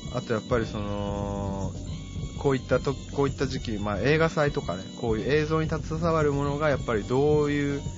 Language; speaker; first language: Japanese; early bilingual, heritage; Japanese